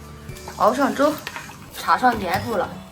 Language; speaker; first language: Chinese; native; Chinese